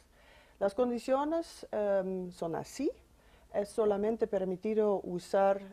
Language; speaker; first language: Spanish; non-native, fluent; Dutch